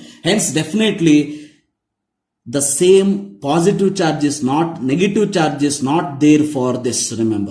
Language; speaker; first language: English; non-native, local second language; Kannada